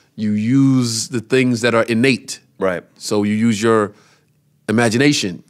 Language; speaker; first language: English; native; English